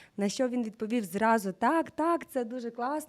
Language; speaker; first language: Ukrainian; native; Ukrainian